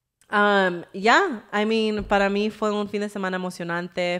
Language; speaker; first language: Spanish; early bilingual, heritage; Spanish